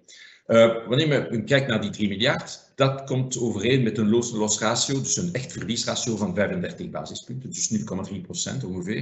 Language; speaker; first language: Dutch; non-native, fluent; French